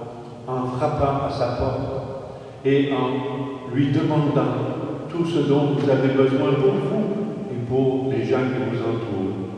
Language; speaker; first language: French; native; French